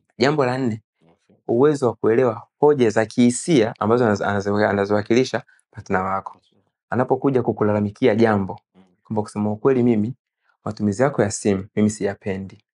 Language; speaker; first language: Swahili; native; Swahili